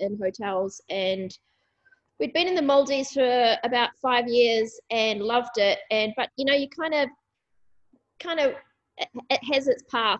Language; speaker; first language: English; native; English